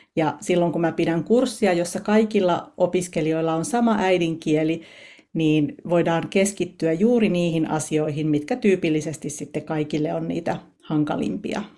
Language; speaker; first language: Finnish; native; Finnish